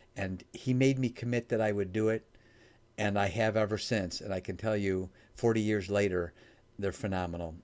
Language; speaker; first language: English; native; English